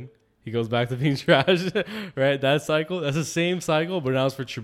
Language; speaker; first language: English; native; English